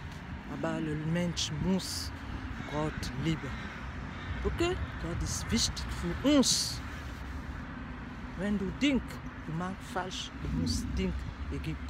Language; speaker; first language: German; non-native, learner; French